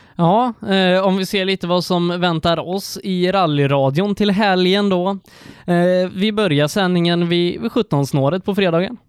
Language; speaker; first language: Swedish; native; Swedish